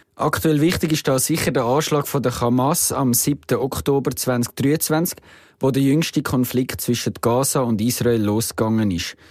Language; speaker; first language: German; native; German